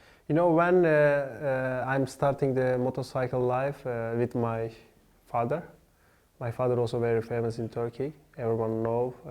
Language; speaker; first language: English; non-native, learner; Turkish